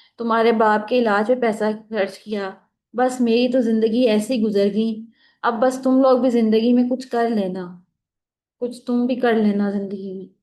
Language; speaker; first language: Urdu; native; Urdu